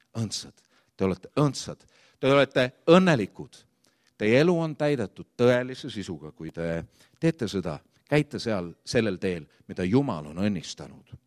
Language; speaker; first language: Estonian; native; Estonian